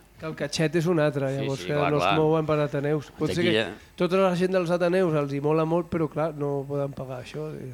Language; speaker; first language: Catalan; non-native, local second language; Spanish